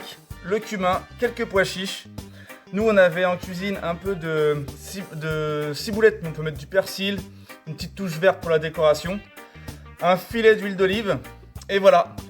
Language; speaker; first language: French; native; French